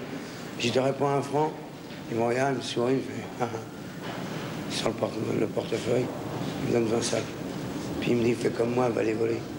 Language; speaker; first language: French; native; French